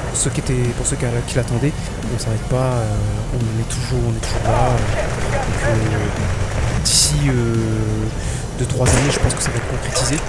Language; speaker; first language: French; native; French